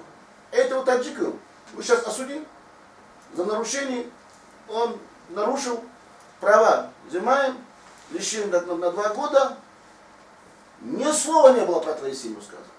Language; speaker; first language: Russian; non-native, fluent; Tajik